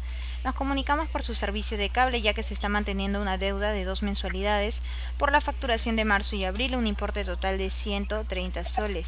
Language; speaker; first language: Spanish; native; Spanish